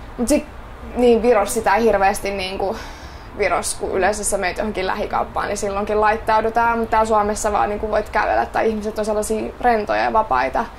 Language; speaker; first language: Finnish; early bilingual, other home language; Estonian